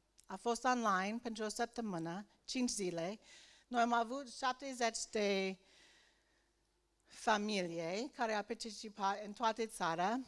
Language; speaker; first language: Romanian; non-native, learner; English